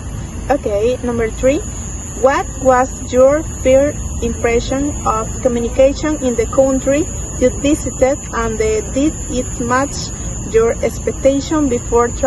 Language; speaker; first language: English; non-native, fluent; Spanish